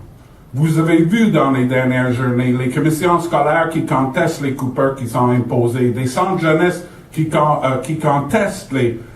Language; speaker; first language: French; native; French